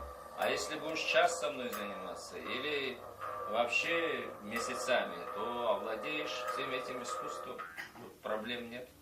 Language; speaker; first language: Russian; non-native, local second language; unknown